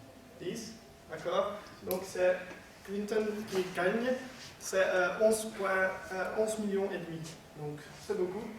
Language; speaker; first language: French; non-native, learner; Dutch